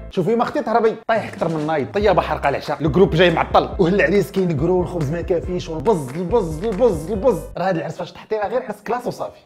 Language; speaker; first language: Arabic; native; Arabic